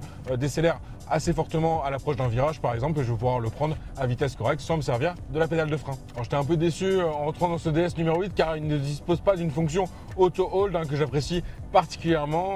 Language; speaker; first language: French; native; French